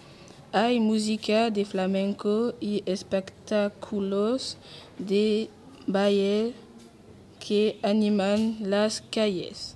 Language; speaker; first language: Spanish; non-native, learner; French